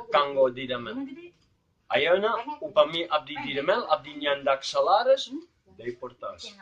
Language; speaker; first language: Sundanese; non-native, learner; Dutch